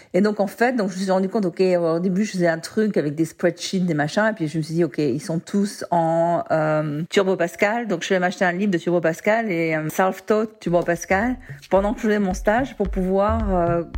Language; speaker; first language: French; native; French